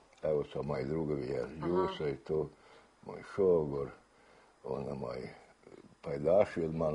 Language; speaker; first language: Serbian; early bilingual, heritage; Croatian